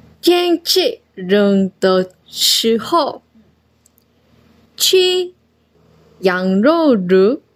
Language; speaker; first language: Chinese; non-native, learner; Korean